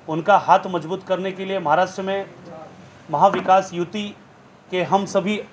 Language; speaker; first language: Hindi; native; Hindi